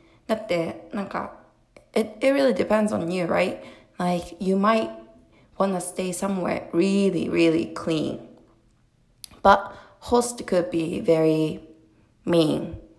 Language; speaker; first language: English; non-native, fluent; Japanese